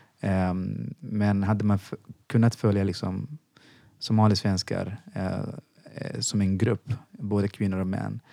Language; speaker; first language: Swedish; non-native, fluent; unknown